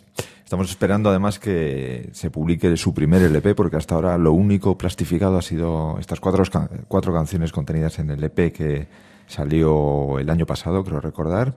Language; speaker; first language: Spanish; native; Spanish